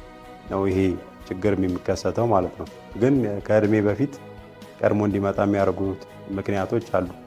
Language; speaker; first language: Amharic; native; Amharic